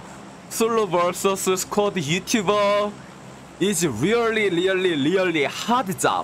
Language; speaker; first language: English; non-native, learner; Korean